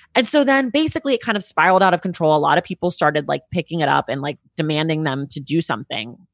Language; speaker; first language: English; native; English